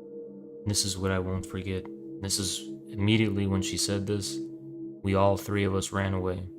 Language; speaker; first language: English; native; English